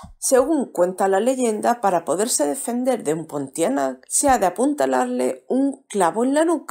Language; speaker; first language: Spanish; native; Spanish